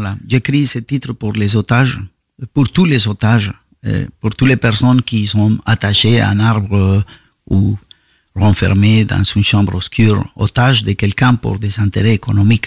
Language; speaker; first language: French; non-native, fluent; Spanish